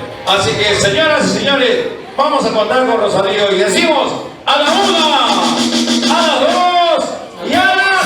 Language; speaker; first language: Spanish; native; Spanish